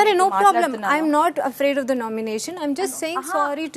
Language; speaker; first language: Telugu; non-native, learner; Hindi